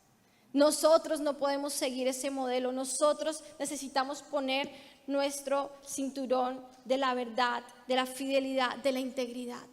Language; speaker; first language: Spanish; native; Spanish